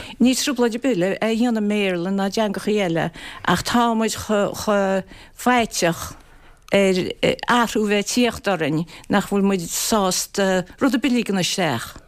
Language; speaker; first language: Irish; native; Irish